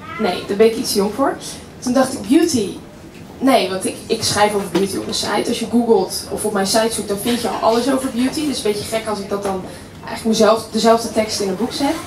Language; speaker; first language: Dutch; early bilingual, other home language; Russian